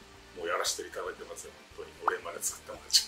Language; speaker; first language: Japanese; native; Japanese